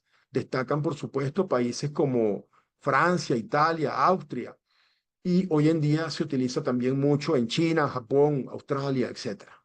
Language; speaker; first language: Spanish; native; Spanish